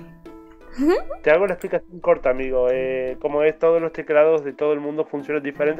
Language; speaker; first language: Spanish; native; Spanish